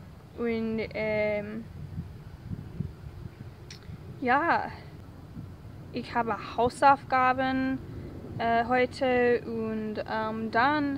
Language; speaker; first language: German; non-native, learner; English